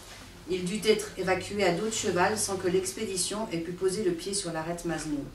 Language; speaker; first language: French; native; French